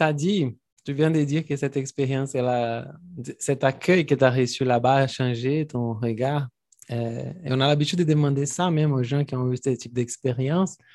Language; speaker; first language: French; non-native, fluent; Portuguese